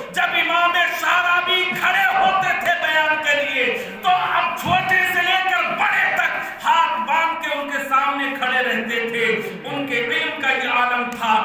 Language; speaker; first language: Urdu; native; Urdu